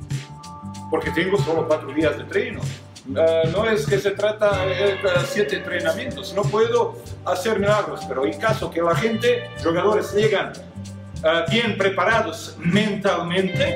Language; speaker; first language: Spanish; non-native, fluent; Croatian